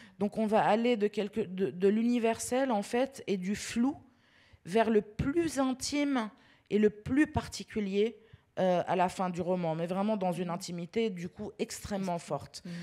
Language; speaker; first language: French; early bilingual, other home language; Arabic